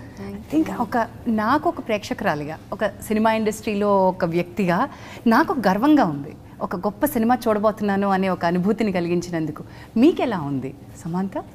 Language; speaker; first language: Telugu; native; Telugu